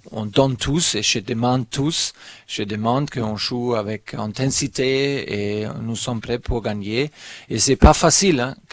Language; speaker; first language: French; non-native, learner; German